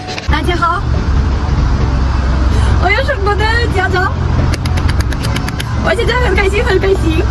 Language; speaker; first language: Chinese; non-native, learner; Russian